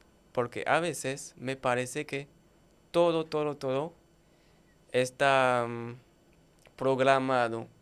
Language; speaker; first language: Spanish; non-native, learner; French